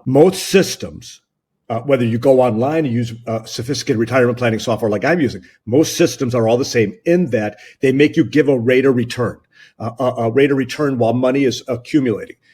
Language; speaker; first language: English; native; English